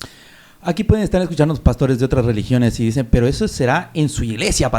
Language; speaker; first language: Spanish; native; Spanish